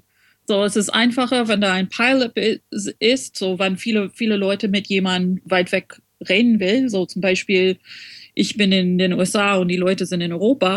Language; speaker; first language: German; non-native, learner; French